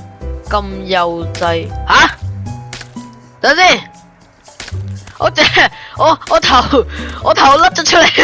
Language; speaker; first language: Chinese; native; Chinese